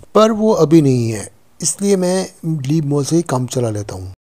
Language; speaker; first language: Hindi; non-native, local second language; Nepali